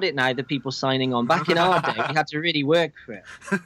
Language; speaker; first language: English; native; English